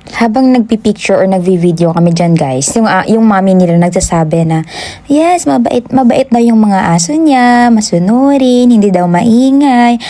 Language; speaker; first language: Filipino; non-native, local second language; Hiligaynon